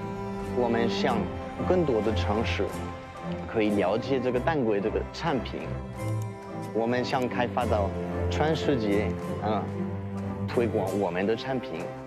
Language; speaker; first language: Chinese; non-native, fluent; French